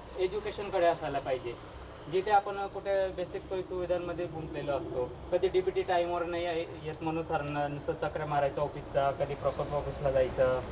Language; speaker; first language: Marathi; non-native, local second language; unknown